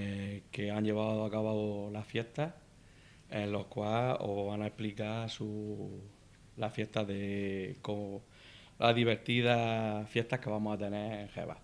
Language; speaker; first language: Spanish; native; Spanish